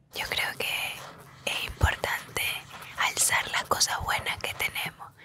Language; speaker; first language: Spanish; native; Spanish